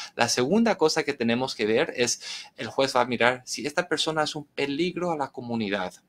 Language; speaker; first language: Spanish; early bilingual, heritage; Spanish